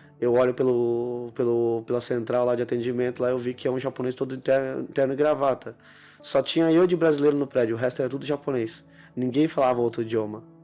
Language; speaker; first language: Portuguese; native; Portuguese